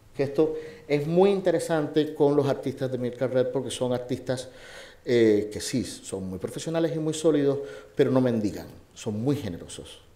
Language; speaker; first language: Spanish; native; Spanish